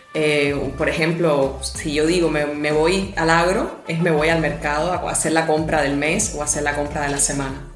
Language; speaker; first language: Spanish; native; Spanish